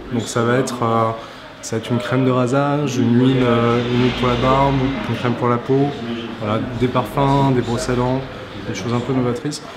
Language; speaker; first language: French; native; French